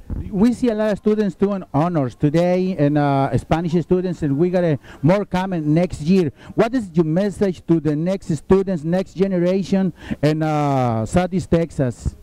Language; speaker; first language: English; non-native, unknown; Spanish